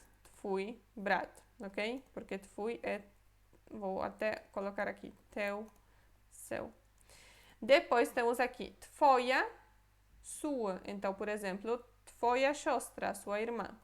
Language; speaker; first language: Portuguese; non-native, fluent; Polish